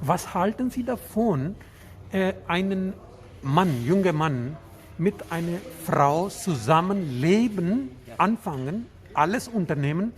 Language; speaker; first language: German; non-native, learner; Urdu